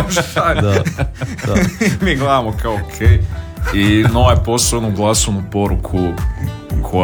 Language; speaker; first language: Serbian; native; Serbian